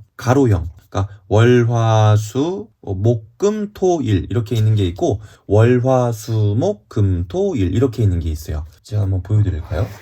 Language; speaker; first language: Korean; native; Korean